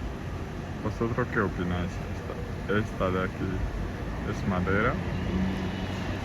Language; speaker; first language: Spanish; non-native, fluent; Romanian